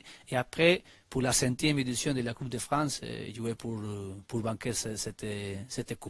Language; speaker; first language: French; non-native, learner; Spanish